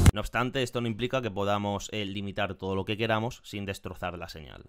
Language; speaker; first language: Spanish; native; Spanish